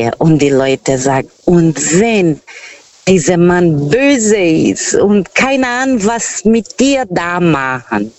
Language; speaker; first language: German; non-native, fluent; Portuguese